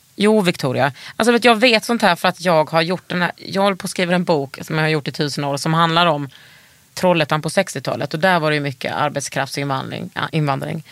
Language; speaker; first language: Swedish; native; Swedish